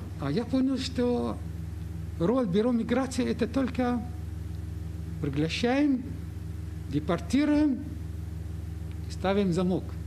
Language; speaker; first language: Russian; non-native, fluent; Arabic